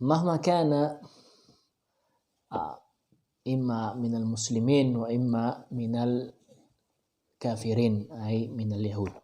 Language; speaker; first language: Arabic; non-native, fluent; Indonesian